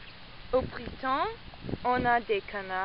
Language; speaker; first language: French; non-native, learner; English